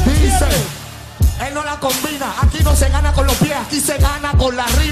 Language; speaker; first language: Spanish; native; Spanish